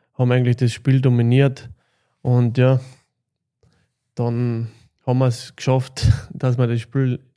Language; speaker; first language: German; native; German